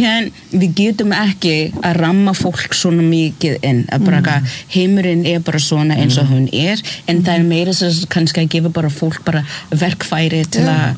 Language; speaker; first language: Icelandic; early bilingual, other home language; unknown